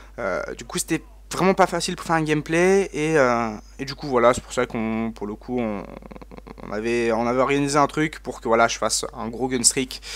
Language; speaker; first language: French; native; French